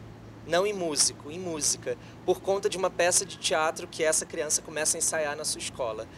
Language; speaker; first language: Portuguese; native; Portuguese